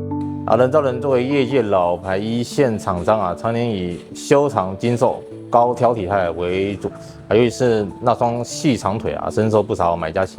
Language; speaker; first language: Chinese; native; Chinese